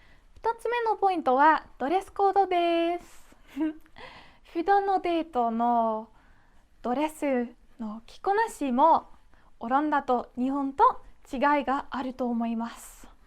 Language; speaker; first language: Japanese; non-native, fluent; Dutch